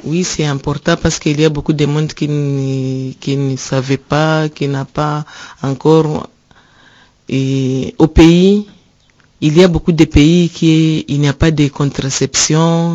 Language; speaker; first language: French; non-native, learner; Rundi